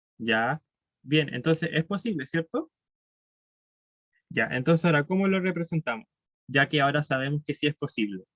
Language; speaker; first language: Spanish; native; Spanish